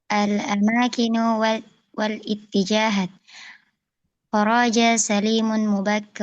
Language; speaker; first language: Arabic; non-native, learner; Indonesian